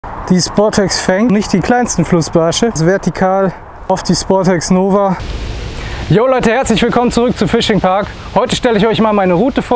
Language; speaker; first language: German; native; German